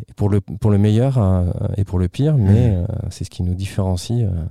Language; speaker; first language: French; native; French